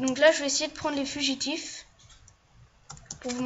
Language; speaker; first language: French; native; French